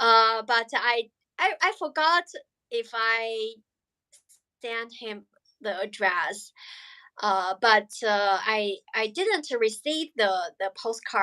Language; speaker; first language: English; non-native, learner; Chinese